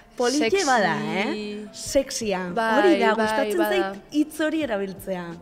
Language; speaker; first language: Basque; non-native, local second language; Spanish